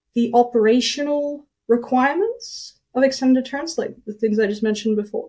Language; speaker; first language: English; native; English